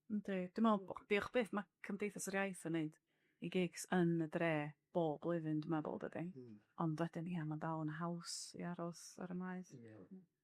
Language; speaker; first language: Welsh; native; Welsh